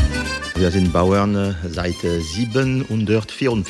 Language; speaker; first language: German; non-native, fluent; French